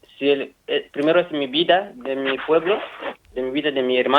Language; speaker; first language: Spanish; non-native, fluent; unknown